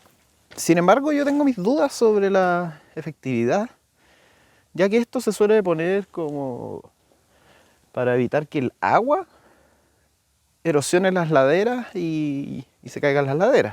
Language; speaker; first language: Spanish; native; Spanish